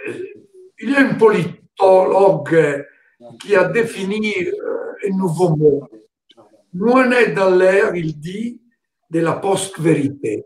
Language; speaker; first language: French; non-native, fluent; Italian